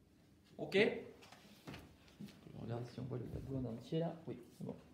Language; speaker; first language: French; native; French